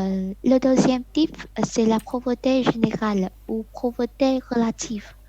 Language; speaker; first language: French; non-native, learner; Vietnamese